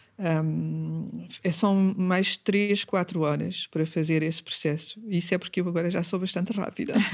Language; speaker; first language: Portuguese; early bilingual, heritage; Portuguese